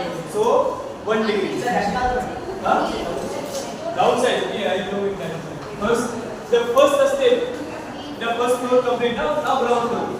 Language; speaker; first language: English; non-native, local second language; Hindi